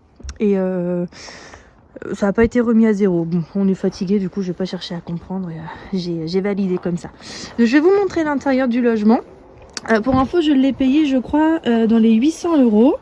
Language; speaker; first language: French; native; French